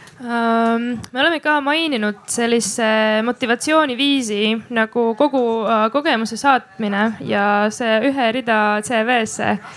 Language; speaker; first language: Estonian; non-native, local second language; Russian